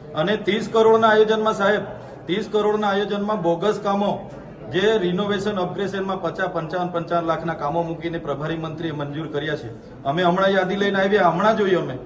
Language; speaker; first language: Gujarati; non-native, local second language; Vasavi